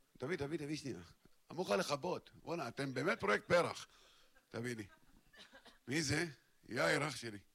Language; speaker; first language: Hebrew; non-native, local second language; Arabic